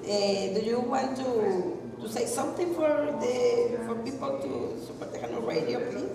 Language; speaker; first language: English; non-native, learner; Spanish